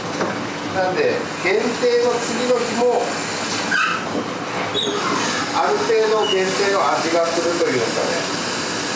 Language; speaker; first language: Japanese; native; Japanese